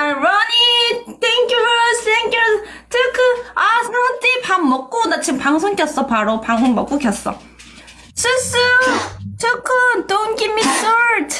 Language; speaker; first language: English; non-native, learner; Korean